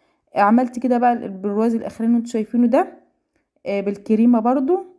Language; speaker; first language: Arabic; native; Arabic